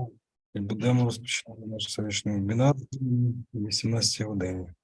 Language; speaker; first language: Ukrainian; native; Ukrainian